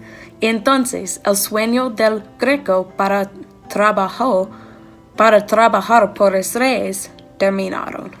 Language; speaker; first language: Spanish; non-native, learner; English